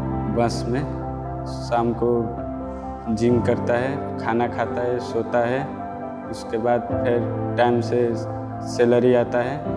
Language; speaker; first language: Hindi; non-native, local second language; Bhojpuri